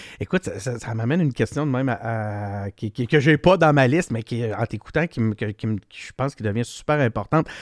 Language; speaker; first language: French; native; French